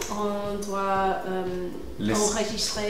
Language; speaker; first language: French; non-native, fluent; English